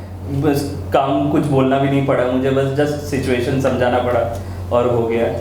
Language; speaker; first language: Hindi; native; Hindi